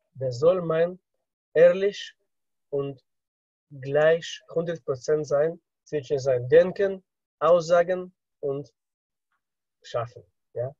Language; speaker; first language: German; non-native, fluent; Russian